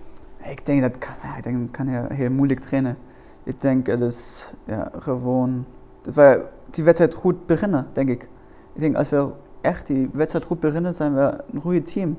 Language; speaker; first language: Dutch; non-native, learner; German